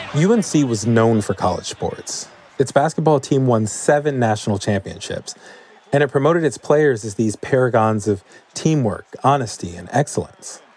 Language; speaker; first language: English; native; English